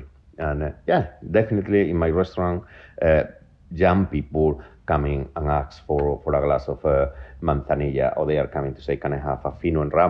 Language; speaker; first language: English; non-native, fluent; Spanish